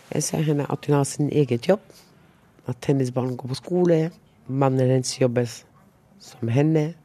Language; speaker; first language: Norwegian; non-native, local second language; Romany